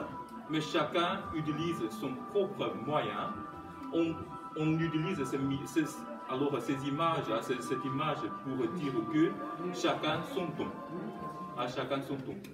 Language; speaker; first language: French; non-native, fluent; Chinese